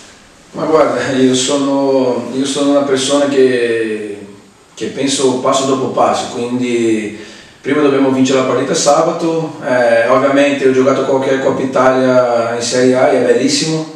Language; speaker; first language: Italian; non-native, fluent; Portuguese